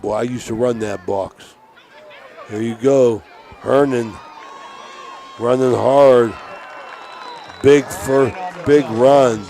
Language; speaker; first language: English; native; English